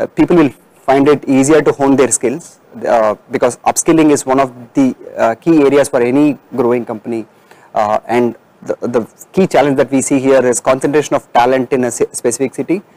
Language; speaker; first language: English; non-native, local second language; Tamil